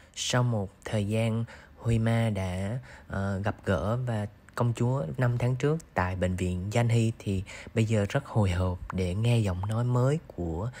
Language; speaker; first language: Vietnamese; native; Vietnamese